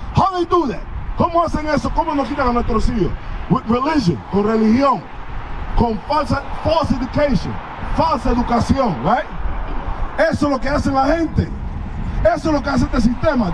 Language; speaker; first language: Spanish; early bilingual, heritage; Spanish